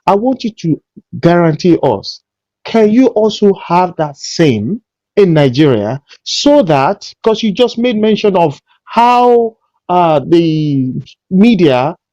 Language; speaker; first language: English; non-native, local second language; Yoruba